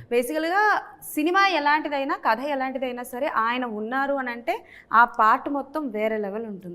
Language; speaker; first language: Telugu; native; Telugu